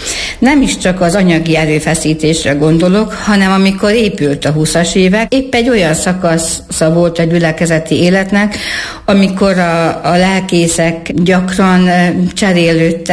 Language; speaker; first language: Hungarian; native; Hungarian